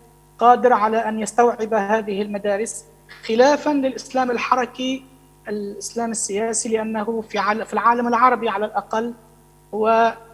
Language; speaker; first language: Arabic; native; Arabic